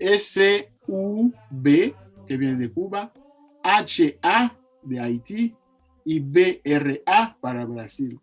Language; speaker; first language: Spanish; non-native, fluent; Haitian Creole